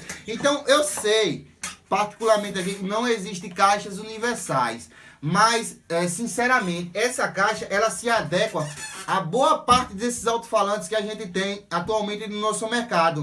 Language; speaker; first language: Portuguese; native; Portuguese